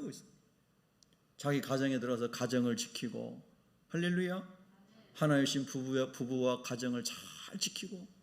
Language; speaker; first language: Korean; native; Korean